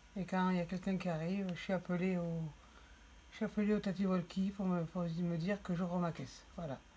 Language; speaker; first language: French; native; French